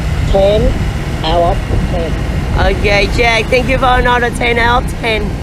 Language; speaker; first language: English; non-native, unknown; Vietnamese